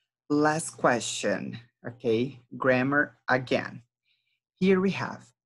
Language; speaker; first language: English; non-native, fluent; Portuguese